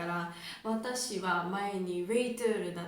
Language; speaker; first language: Japanese; non-native, learner; Georgian